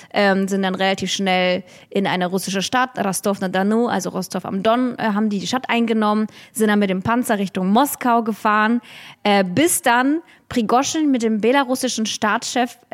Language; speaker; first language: German; early bilingual, other home language; Russian